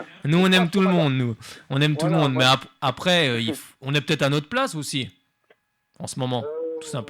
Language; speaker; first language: French; native; French